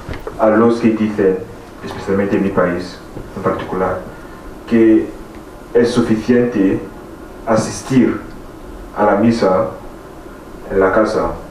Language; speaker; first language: Spanish; non-native, fluent; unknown